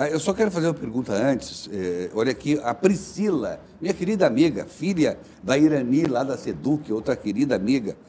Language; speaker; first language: Portuguese; native; Portuguese